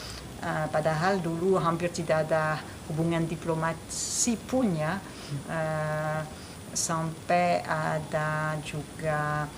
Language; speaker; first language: Indonesian; non-native, fluent; French